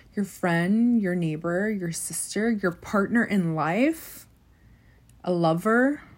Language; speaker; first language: English; early bilingual, other home language; Spanish